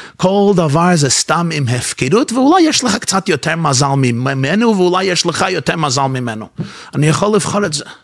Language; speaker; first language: Hebrew; non-native, fluent; English